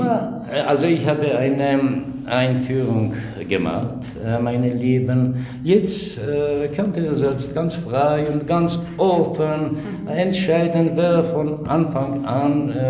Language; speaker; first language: German; non-native, fluent; Armenian